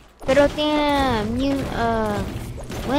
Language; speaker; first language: Spanish; non-native, learner; English